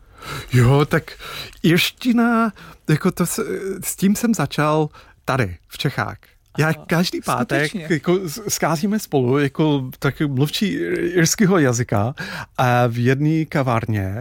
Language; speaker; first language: Czech; non-native, fluent; English